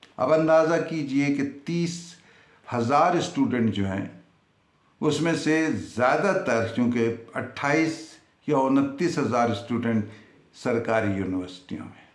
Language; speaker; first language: Urdu; native; Urdu